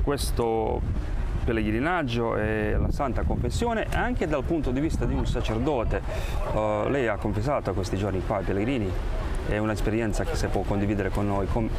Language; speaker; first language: Italian; non-native, fluent; Croatian